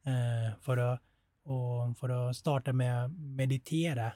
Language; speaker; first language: Swedish; non-native, fluent; Thai